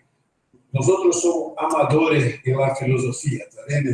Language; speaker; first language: Spanish; non-native, fluent; Portuguese